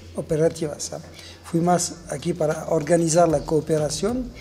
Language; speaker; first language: Spanish; non-native, fluent; French